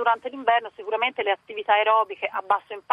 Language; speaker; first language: Italian; native; Italian